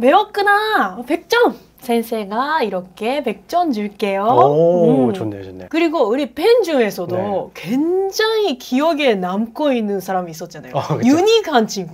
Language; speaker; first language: Korean; non-native, fluent; Japanese